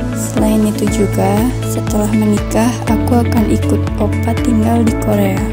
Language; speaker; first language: Indonesian; native; Indonesian